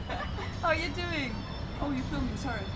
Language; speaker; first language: English; non-native, fluent; German